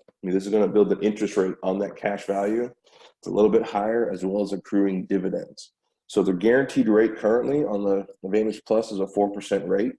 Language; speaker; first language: English; native; English